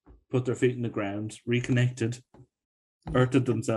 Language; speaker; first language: English; native; English